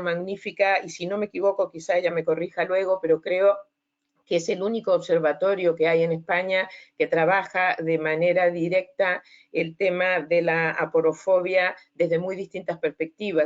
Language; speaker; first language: Spanish; native; Spanish